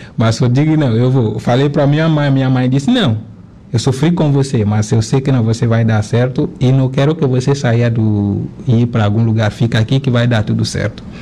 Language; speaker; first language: Portuguese; non-native, fluent; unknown